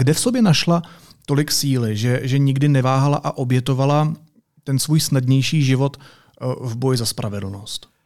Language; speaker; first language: Czech; native; Czech